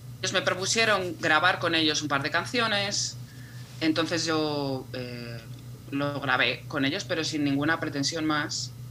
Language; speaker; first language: Spanish; native; Spanish